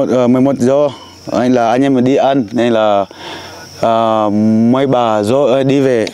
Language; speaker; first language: Vietnamese; non-native, learner; Portuguese